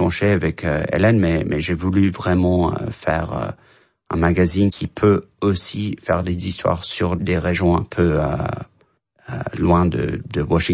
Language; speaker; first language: French; non-native, fluent; English